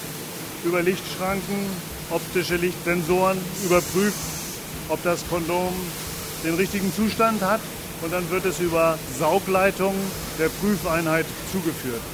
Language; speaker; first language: German; native; German